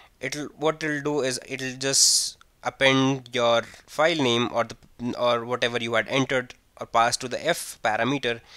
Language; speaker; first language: English; non-native, local second language; Hindi